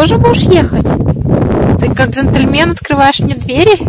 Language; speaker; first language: Russian; native; Russian